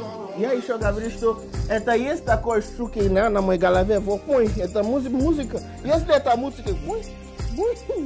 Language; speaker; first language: Russian; non-native, learner; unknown